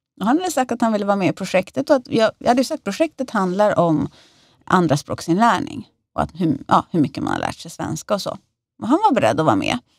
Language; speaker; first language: Swedish; native; Swedish